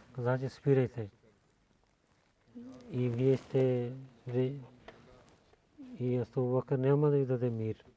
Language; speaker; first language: Bulgarian; non-native, learner; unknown